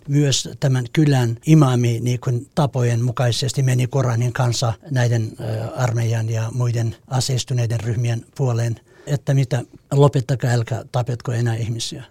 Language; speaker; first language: Finnish; non-native, fluent; Kurdish